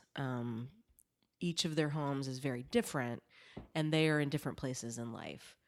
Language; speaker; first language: English; native; English